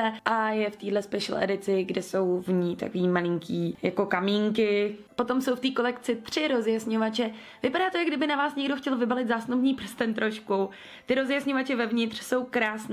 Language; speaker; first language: Czech; native; Czech